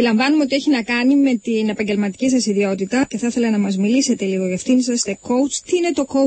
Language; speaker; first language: Greek; native; Greek